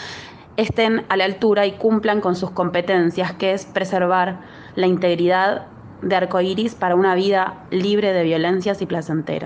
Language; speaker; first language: Spanish; native; Spanish